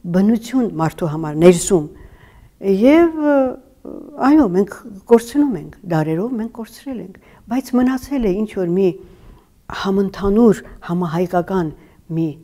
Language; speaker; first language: Armenian; native; Armenian